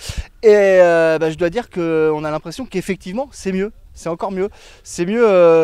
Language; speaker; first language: French; native; French